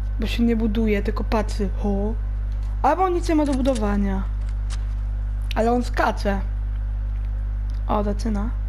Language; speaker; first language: Polish; early bilingual, heritage; German